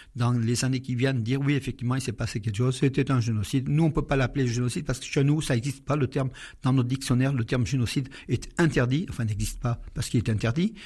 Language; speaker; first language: French; non-native, fluent; Armenian